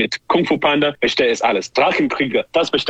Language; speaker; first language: German; non-native, learner; English